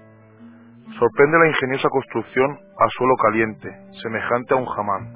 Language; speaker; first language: Spanish; native; Spanish